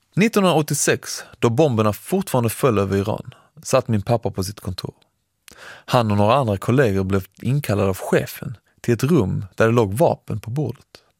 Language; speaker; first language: Swedish; early bilingual, other home language; Persian